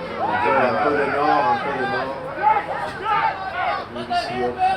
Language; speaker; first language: French; non-native, fluent; English